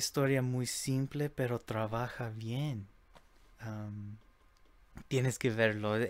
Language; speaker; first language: Spanish; early bilingual, heritage; Spanish